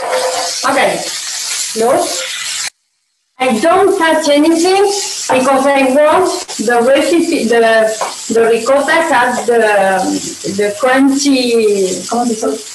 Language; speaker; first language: English; non-native, learner; Spanish